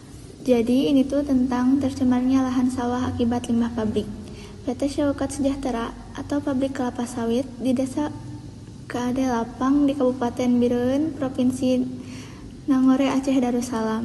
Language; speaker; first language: Indonesian; native; Indonesian